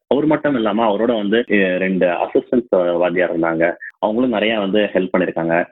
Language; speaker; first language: Tamil; non-native, local second language; Telugu